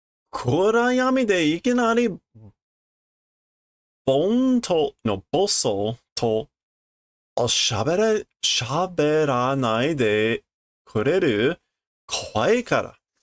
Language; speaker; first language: Japanese; non-native, learner; English